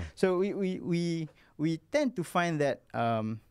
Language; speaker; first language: English; non-native, local second language; Malay